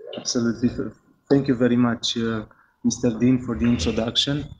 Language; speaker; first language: English; non-native, fluent; Romanian